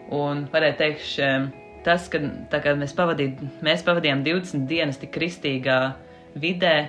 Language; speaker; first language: Latvian; native; Latvian